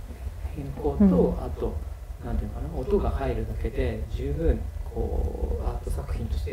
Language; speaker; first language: Japanese; native; Japanese